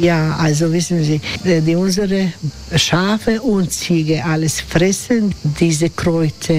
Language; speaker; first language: German; non-native, learner; Croatian